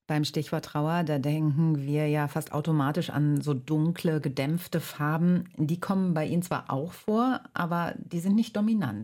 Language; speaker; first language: German; native; German